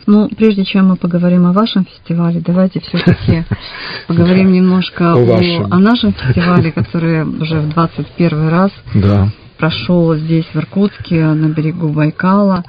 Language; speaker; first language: Russian; native; Russian